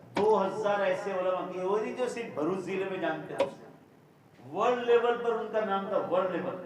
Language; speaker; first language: Urdu; non-native, local second language; Gujarati